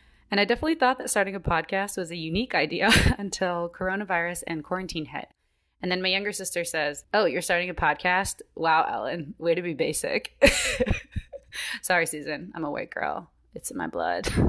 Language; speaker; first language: English; native; English